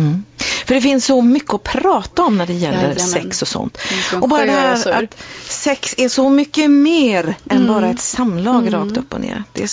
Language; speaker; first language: Swedish; native; Swedish